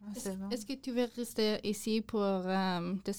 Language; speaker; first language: French; non-native, learner; English